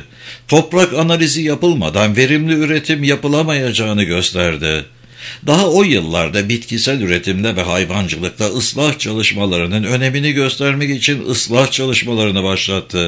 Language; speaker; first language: Turkish; native; Turkish